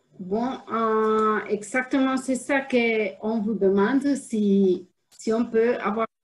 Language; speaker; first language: French; non-native, fluent; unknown